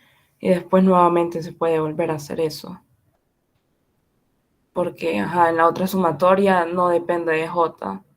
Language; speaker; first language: Spanish; native; Spanish